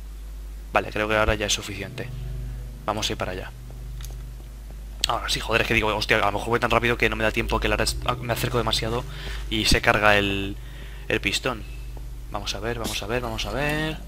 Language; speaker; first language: Spanish; native; Spanish